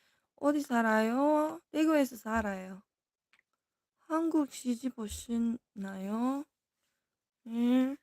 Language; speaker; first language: Korean; non-native, fluent; Filipino